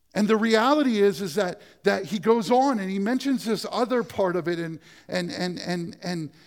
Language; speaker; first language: English; native; English